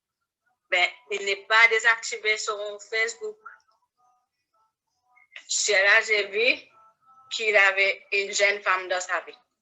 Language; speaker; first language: French; non-native, learner; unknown